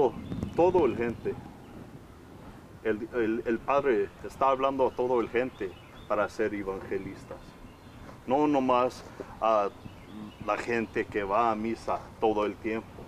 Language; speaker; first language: Spanish; early bilingual, heritage; English